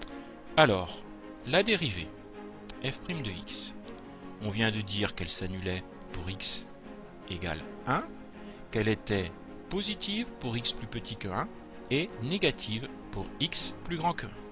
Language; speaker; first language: French; native; French